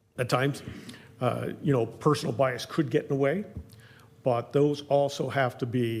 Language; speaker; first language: English; native; English